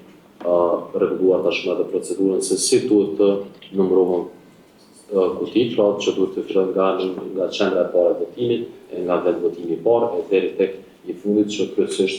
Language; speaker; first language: Albanian; native; Albanian